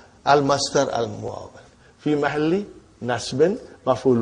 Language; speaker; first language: Arabic; non-native, fluent; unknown